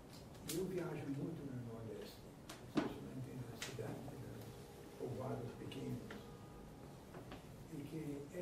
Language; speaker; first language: Portuguese; non-native, fluent; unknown